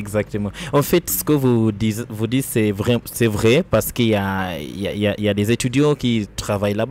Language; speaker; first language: French; non-native, learner; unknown